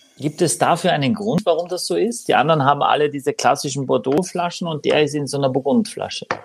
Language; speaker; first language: German; native; German